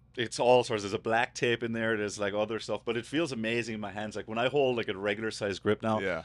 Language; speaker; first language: English; native; English